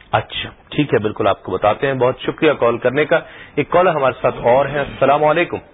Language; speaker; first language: Urdu; native; Urdu